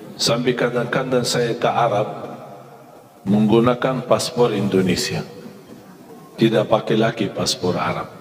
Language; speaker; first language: Malay; non-native, fluent; Arabic